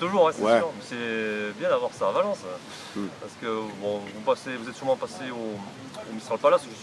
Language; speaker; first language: French; native; French